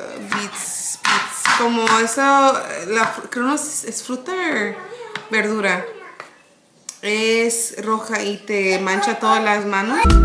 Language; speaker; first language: Spanish; early bilingual, heritage; Spanish